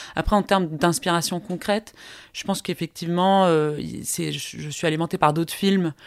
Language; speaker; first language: French; early bilingual, heritage; Spanish